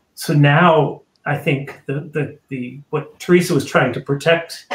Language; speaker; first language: English; native; English